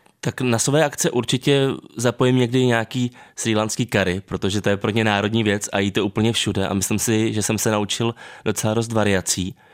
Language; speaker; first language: Czech; native; Czech